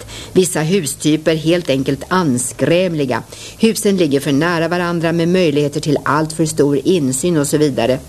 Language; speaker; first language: Swedish; native; Swedish